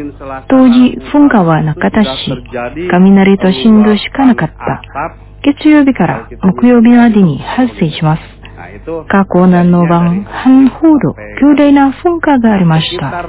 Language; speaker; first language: Japanese; non-native, fluent; Indonesian